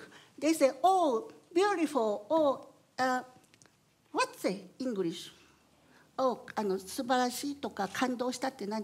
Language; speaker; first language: English; non-native, learner; Japanese